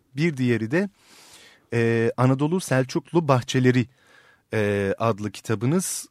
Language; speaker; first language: Turkish; native; Turkish